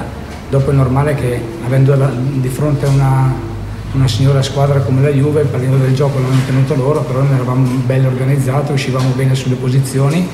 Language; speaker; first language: Italian; native; Italian